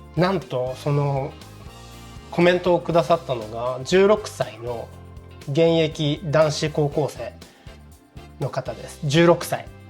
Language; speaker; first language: Japanese; native; Japanese